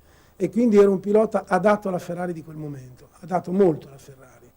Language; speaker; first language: Italian; native; Italian